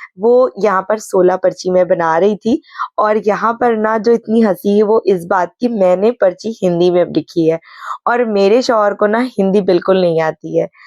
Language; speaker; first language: Hindi; native; Hindi